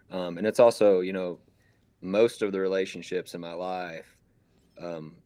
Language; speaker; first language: English; native; English